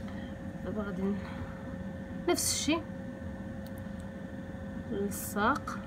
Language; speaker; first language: Arabic; native; Arabic